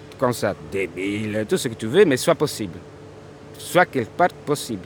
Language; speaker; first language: French; non-native, fluent; Italian